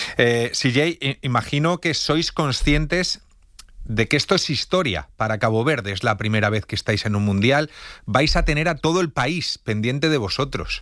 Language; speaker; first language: Spanish; native; Spanish